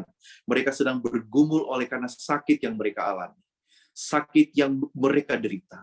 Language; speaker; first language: Indonesian; native; Indonesian